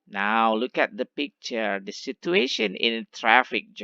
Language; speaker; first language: English; non-native, learner; Indonesian